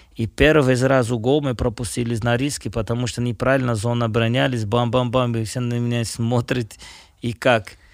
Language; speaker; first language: Russian; non-native, fluent; Portuguese